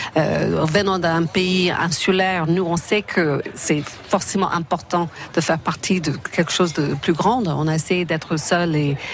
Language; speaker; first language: French; non-native, fluent; English